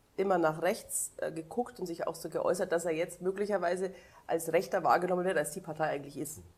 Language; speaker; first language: German; native; German